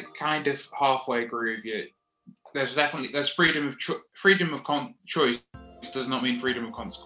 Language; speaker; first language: English; native; English